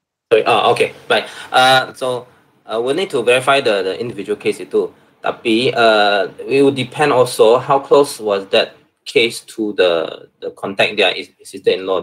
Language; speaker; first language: English; non-native, local second language; Malay